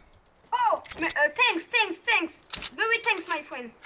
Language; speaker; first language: English; non-native, learner; French